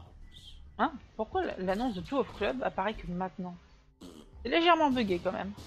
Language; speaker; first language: French; native; French